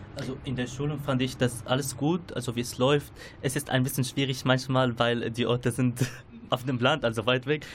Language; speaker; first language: German; non-native, learner; Arabic